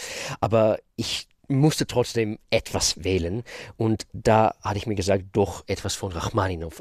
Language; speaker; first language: German; non-native, fluent; Russian